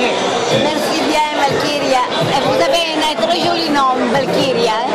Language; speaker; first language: French; non-native, fluent; Italian